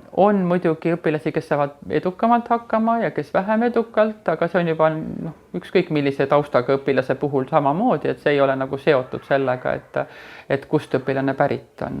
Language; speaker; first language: Estonian; non-native, local second language; Russian